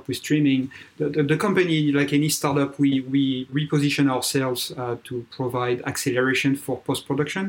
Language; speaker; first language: English; non-native, fluent; French